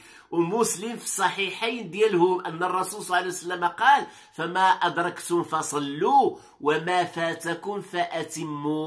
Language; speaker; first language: Arabic; native; Arabic